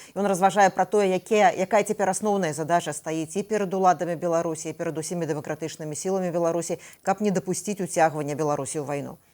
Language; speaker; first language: Belarusian; native; Belarusian